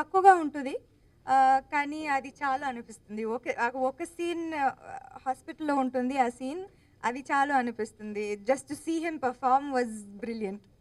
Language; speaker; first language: Telugu; non-native, local second language; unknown